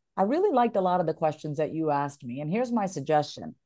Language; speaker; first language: English; native; English